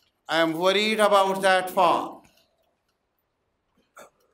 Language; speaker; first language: English; non-native, local second language; Urdu